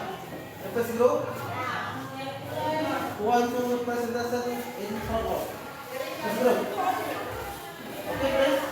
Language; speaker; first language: English; non-native, learner; Indonesian